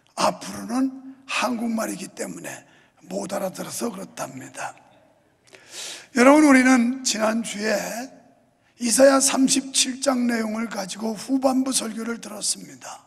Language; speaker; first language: Korean; native; Korean